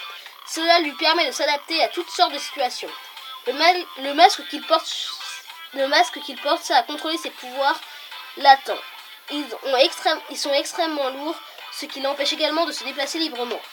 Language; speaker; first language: French; native; French